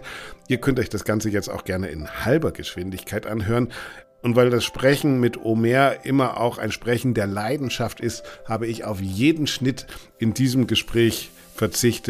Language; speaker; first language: German; native; German